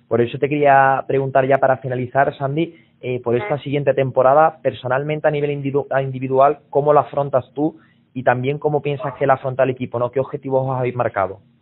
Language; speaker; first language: Spanish; native; Spanish